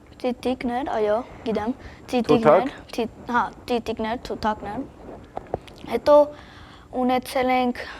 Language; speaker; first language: Armenian; early bilingual, heritage; Armenian